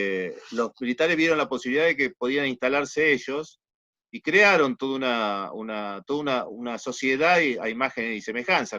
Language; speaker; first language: Spanish; native; Spanish